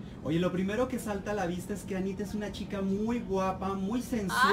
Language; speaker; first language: Spanish; native; Spanish